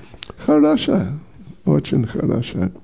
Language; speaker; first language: Russian; non-native, learner; English